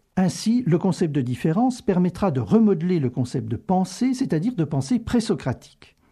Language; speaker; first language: French; native; French